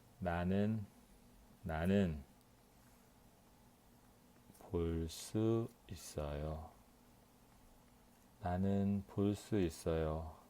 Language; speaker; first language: Korean; non-native, learner; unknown